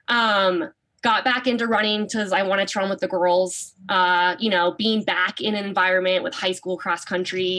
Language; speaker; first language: English; native; English